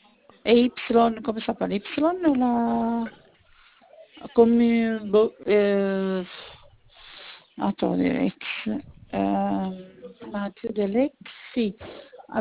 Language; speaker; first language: French; non-native, fluent; Italian